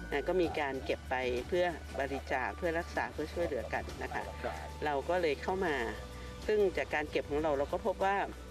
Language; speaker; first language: Thai; native; Thai